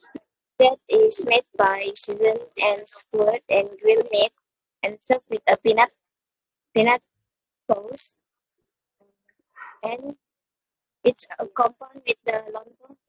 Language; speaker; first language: English; non-native, local second language; Malay